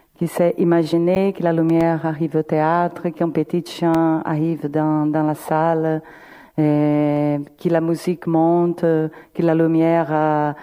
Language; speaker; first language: French; non-native, fluent; Portuguese